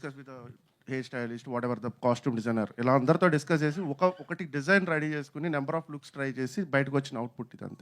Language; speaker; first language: Telugu; native; Telugu